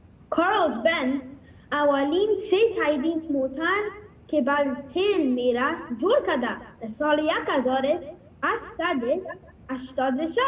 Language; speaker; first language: Persian; early bilingual, heritage; Persian